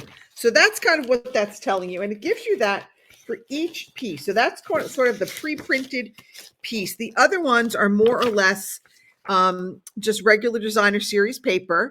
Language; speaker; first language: English; native; English